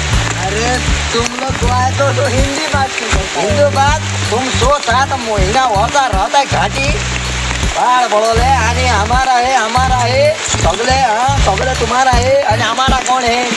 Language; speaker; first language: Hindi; non-native, local second language; Konkani